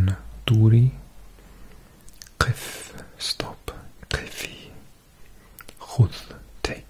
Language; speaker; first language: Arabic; non-native, learner; English